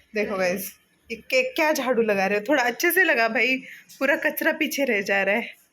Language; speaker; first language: Hindi; non-native, local second language; Marathi